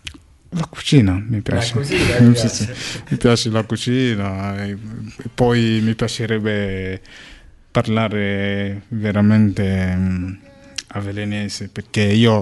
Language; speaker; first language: Italian; non-native, fluent; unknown